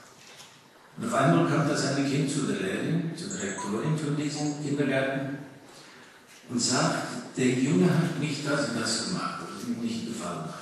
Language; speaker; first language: German; early bilingual, heritage; German